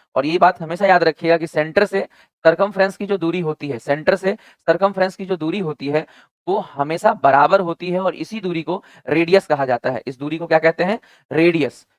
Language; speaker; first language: Hindi; native; Hindi